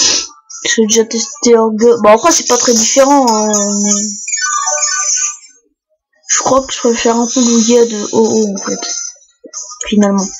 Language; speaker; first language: French; native; French